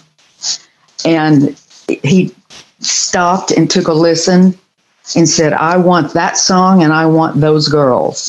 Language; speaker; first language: English; native; English